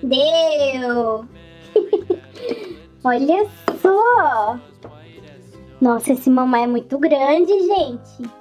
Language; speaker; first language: Portuguese; native; Portuguese